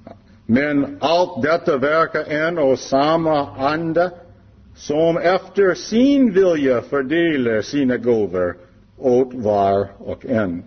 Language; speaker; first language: Swedish; non-native, learner; English